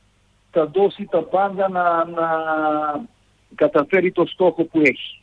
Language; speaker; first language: Greek; non-native, fluent; Serbian